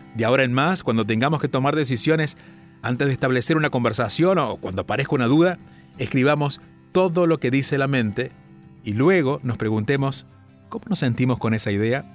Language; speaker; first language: Spanish; native; Spanish